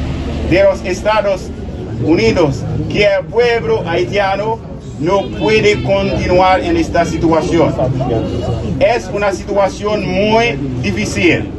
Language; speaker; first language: Spanish; non-native, learner; Haitian Creole